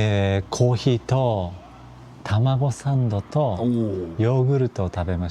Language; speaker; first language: Japanese; non-native, fluent; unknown